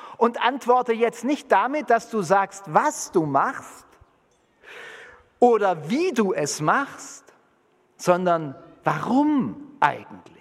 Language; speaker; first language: German; native; German